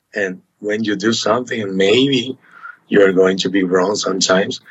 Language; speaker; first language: English; non-native, learner; Spanish